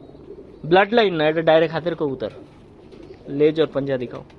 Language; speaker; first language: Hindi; non-native, learner; Bangla